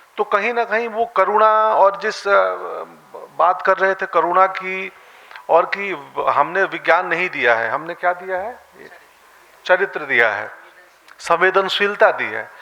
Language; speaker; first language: Hindi; native; Hindi